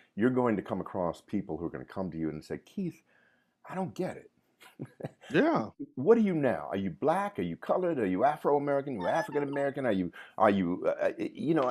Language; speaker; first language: English; native; English